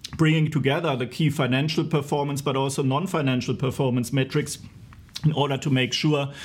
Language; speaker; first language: English; non-native, fluent; German